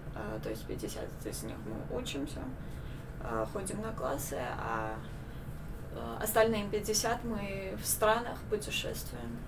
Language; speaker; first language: Russian; non-native, local second language; Armenian